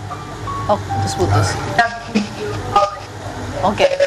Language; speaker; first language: Indonesian; native; Indonesian